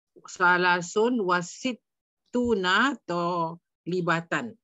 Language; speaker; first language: Arabic; non-native, learner; Malay